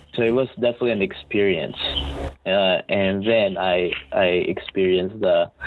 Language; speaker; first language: English; non-native, local second language; Filipino